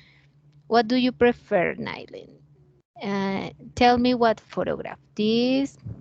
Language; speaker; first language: English; non-native, learner; Spanish